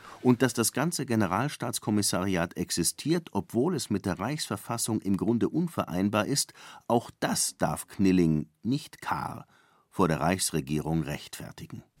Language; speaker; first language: German; native; German